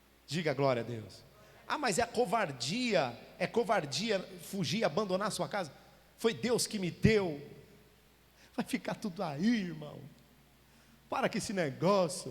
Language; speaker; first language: Portuguese; native; Portuguese